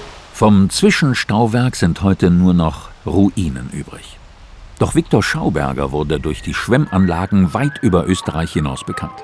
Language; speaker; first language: German; native; German